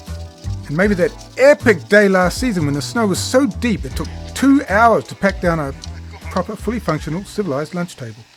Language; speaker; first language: English; native; English